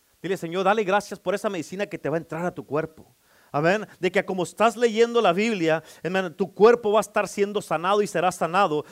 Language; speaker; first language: Spanish; native; Spanish